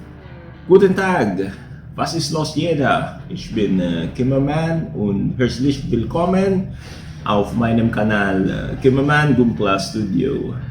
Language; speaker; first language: German; non-native, learner; Filipino